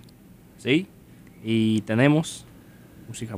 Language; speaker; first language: Spanish; non-native, learner; English